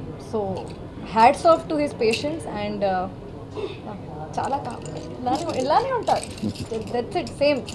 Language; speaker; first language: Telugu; non-native, fluent; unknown